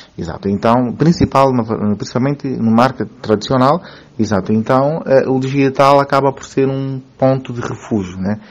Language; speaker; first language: Portuguese; native; Portuguese